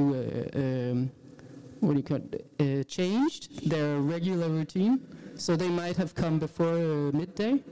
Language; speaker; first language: English; non-native, fluent; Danish